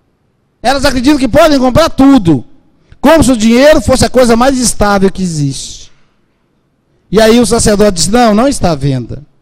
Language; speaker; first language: Portuguese; native; Portuguese